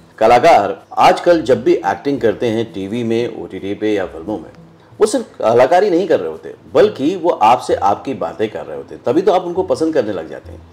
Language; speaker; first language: Hindi; native; Hindi